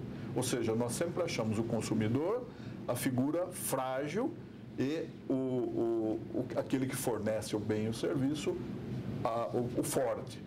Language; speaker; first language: Portuguese; native; Portuguese